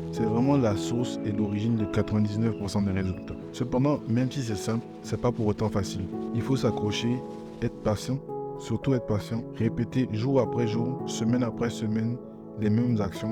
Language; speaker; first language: French; native; French